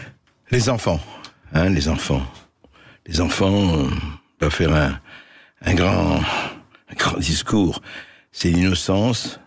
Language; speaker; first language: French; native; French